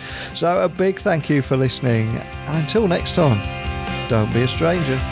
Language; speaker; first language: English; native; English